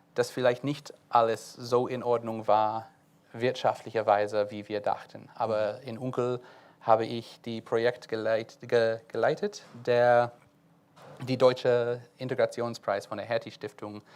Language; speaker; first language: German; non-native, fluent; English